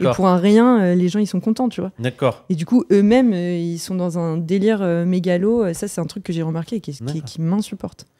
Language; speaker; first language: French; native; French